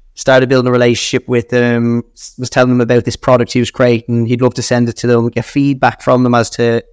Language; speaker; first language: English; native; English